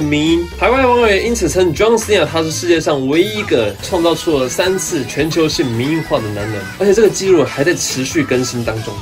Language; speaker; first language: Chinese; native; Chinese